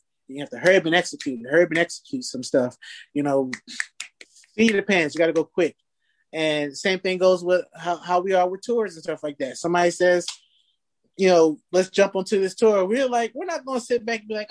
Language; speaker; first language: English; native; English